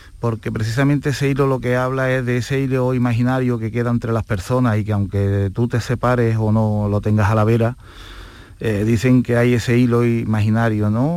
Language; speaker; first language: Spanish; native; Spanish